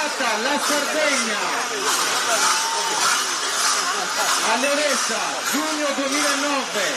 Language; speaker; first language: Italian; native; Italian